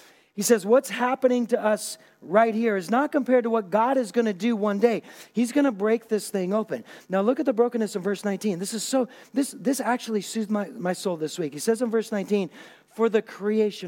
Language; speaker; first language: English; native; English